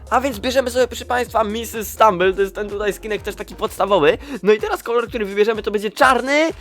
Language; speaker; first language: Polish; native; Polish